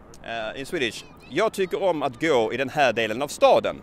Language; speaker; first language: Swedish; native; Swedish